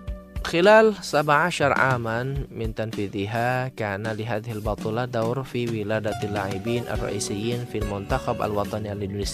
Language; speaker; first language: Arabic; non-native, fluent; Indonesian